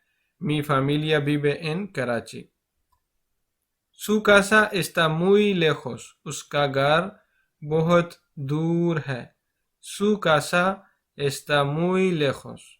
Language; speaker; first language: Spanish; non-native, fluent; Urdu